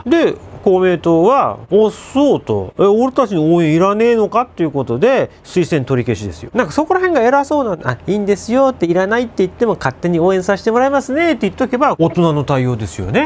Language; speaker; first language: Japanese; native; Japanese